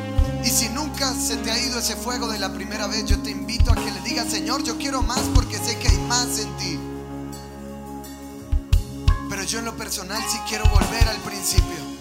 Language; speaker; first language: Spanish; native; Spanish